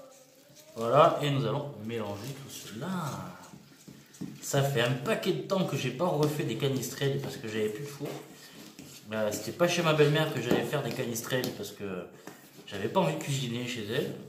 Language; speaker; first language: French; native; French